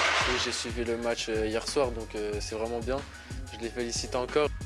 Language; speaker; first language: French; native; French